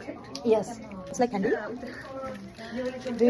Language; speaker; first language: English; non-native, learner; Kazakh